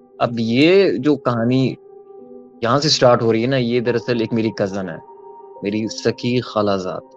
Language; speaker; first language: Urdu; early bilingual, heritage; Urdu